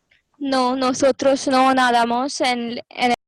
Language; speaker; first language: Spanish; non-native, learner; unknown